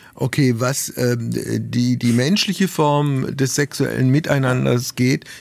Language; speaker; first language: German; native; German